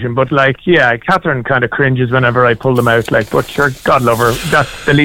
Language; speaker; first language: English; native; English